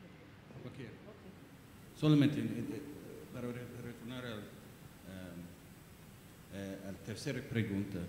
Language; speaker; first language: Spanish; non-native, learner; English